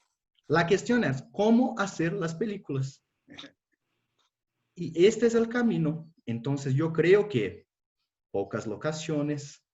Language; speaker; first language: Spanish; non-native, fluent; Portuguese